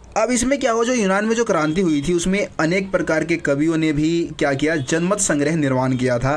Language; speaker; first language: Hindi; native; Hindi